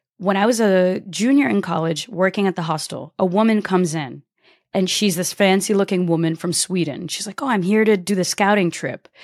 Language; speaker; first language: English; early bilingual, other home language; Portuguese